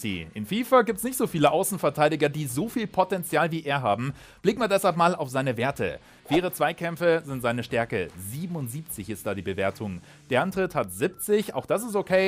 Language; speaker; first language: German; native; German